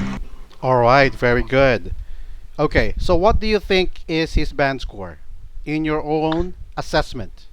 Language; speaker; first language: English; non-native, fluent; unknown